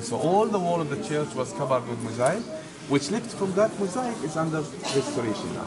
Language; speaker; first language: English; non-native, fluent; Arabic